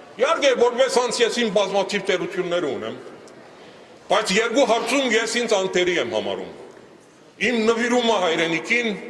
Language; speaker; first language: Armenian; early bilingual, heritage; Armenian